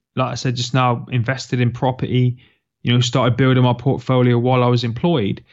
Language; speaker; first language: English; native; English